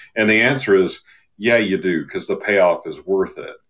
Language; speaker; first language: English; native; English